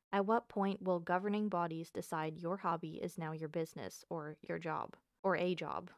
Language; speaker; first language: English; native; English